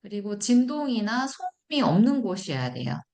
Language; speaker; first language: Korean; native; Korean